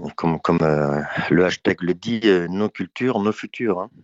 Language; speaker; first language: French; native; French